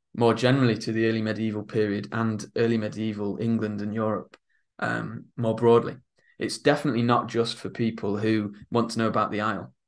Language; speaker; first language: English; native; English